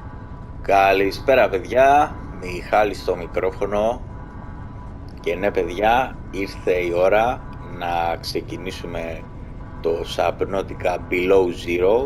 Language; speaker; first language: Greek; native; Greek